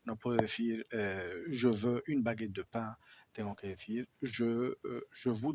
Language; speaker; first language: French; non-native, fluent; Spanish